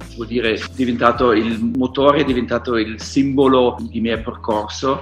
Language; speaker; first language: Italian; non-native, learner; German